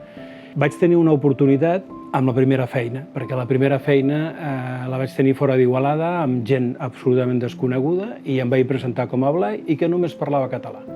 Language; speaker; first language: Catalan; non-native, local second language; Spanish